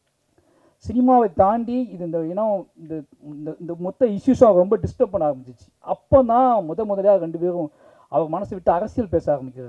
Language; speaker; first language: Tamil; native; Tamil